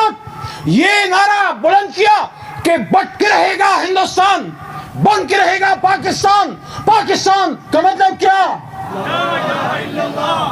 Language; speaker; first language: Urdu; native; Urdu